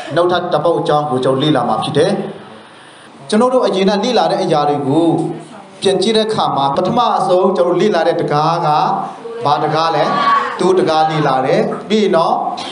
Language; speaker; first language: Burmese; non-native, local second language; Hakha Chin